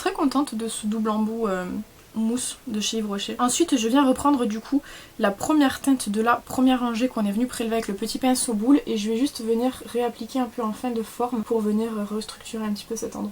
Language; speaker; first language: French; native; French